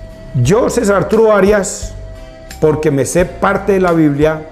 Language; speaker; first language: Spanish; native; Spanish